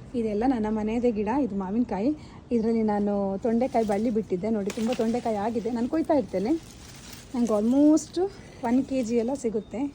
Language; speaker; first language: Kannada; non-native, local second language; Tulu